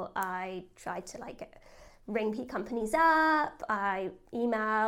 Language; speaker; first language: English; native; English